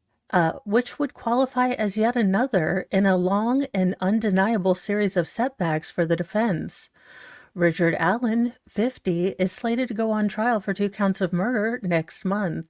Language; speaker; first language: English; native; English